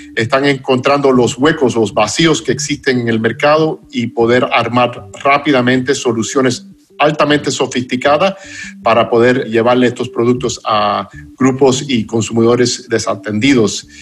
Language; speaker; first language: Spanish; non-native, fluent; English